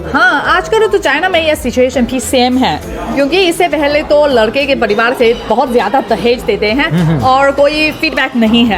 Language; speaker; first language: Hindi; non-native, learner; Chinese